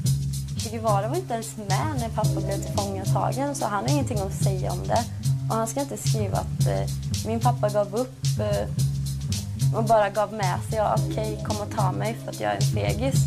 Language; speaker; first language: Swedish; early bilingual, other home language; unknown